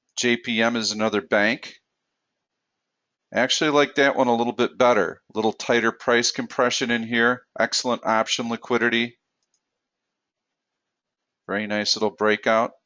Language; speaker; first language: English; native; English